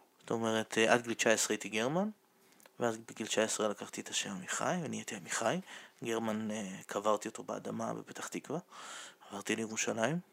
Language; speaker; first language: Hebrew; non-native, fluent; Russian